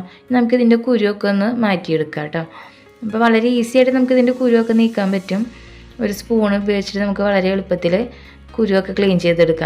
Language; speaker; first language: Malayalam; native; Malayalam